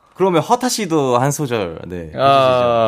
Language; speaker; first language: Korean; native; Korean